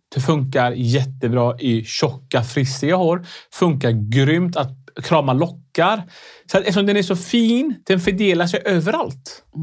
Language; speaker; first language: Swedish; early bilingual, other home language; Arabic